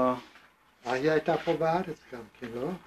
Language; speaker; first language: Hebrew; non-native, fluent; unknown